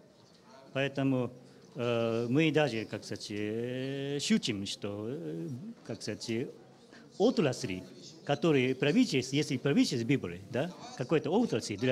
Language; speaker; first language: Russian; non-native, learner; Japanese